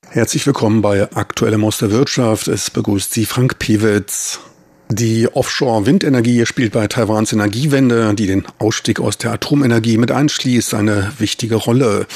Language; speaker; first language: German; native; German